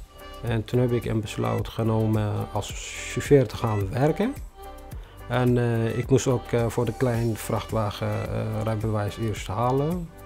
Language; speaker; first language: Dutch; non-native, fluent; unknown